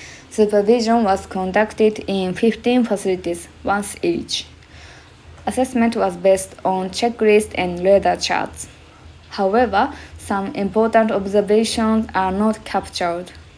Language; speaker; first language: English; non-native, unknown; Japanese